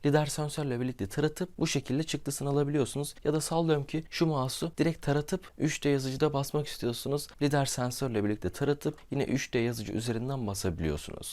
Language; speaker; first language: Turkish; native; Turkish